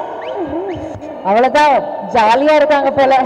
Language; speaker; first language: Tamil; native; Tamil